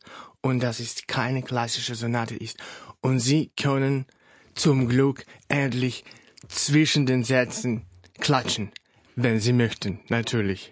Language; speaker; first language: German; non-native, fluent; Russian